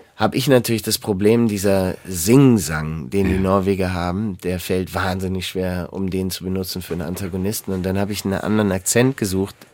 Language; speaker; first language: German; native; German